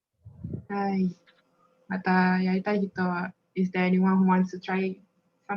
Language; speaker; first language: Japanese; non-native, learner; Malay